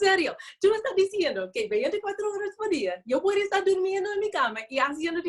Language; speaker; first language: Spanish; non-native, learner; English